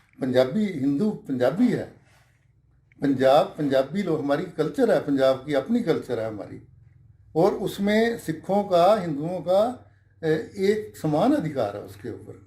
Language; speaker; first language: Hindi; non-native, local second language; Punjabi